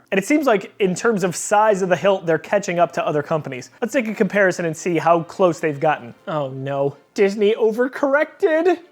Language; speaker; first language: English; native; English